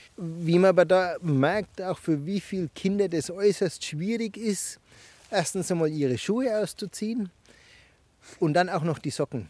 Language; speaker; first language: German; native; German